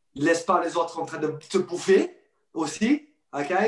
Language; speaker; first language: French; non-native, fluent; English